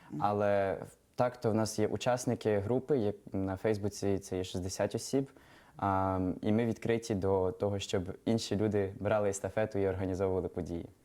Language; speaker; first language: Ukrainian; native; Ukrainian